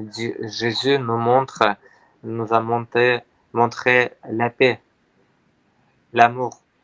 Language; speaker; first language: French; non-native, learner; Armenian